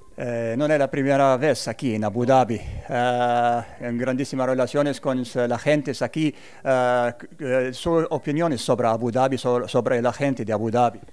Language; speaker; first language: Spanish; non-native, learner; Arabic